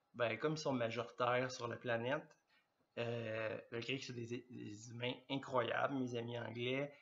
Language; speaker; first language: French; native; French